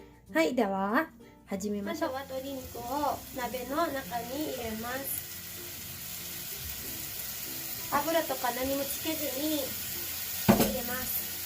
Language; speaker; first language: Japanese; non-native, fluent; Filipino